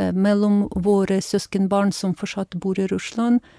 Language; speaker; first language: Norwegian; non-native, fluent; Ukrainian